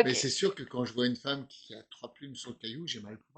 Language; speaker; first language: French; native; French